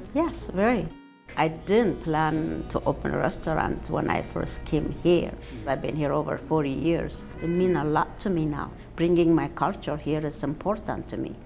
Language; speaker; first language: English; non-native, fluent; Amharic